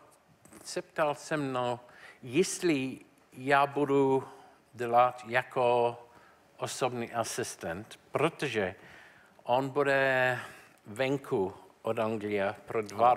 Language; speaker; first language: Czech; non-native, learner; English